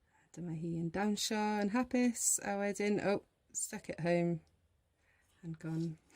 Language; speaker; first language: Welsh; non-native, local second language; English